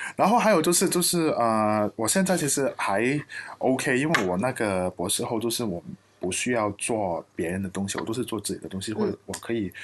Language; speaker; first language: Chinese; non-native, local second language; Cantonese